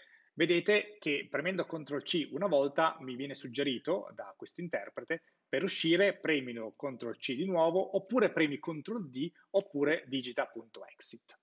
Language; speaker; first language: Italian; native; Italian